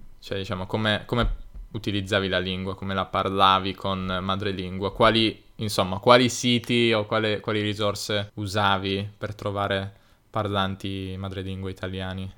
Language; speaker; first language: Italian; native; Italian